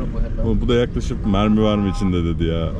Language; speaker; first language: Turkish; native; Turkish